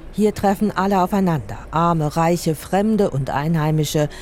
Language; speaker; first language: German; native; German